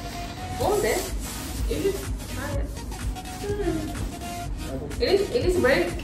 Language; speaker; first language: English; non-native, fluent; Indonesian